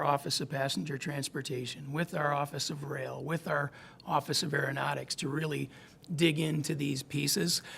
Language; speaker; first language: English; native; English